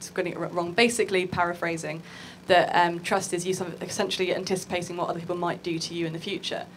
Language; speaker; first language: English; native; English